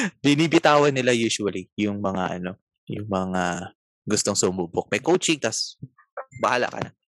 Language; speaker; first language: Filipino; non-native, local second language; Bikol